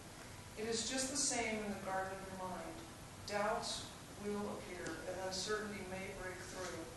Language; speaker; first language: English; native; English